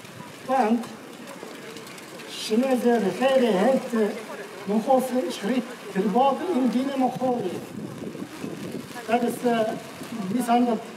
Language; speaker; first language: Dutch; non-native, learner; Mongolian